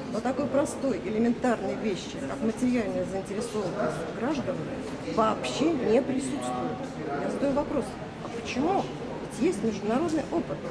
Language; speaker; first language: Russian; native; Russian